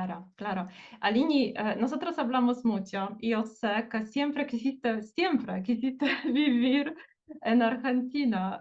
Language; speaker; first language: Spanish; non-native, fluent; Portuguese